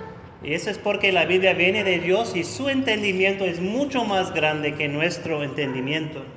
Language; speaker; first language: Spanish; non-native, fluent; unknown